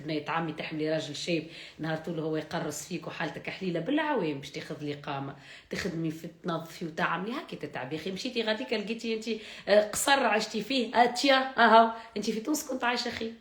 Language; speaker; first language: Arabic; native; Arabic